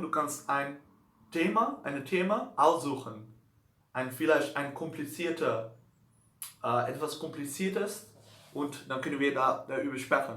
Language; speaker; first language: German; non-native, learner; Dutch